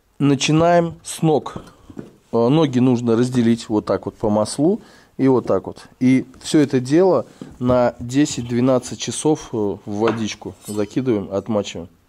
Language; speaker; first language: Russian; native; Russian